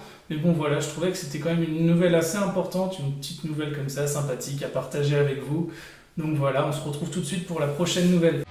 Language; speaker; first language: French; native; French